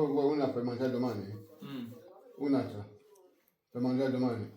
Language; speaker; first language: Italian; non-native, fluent; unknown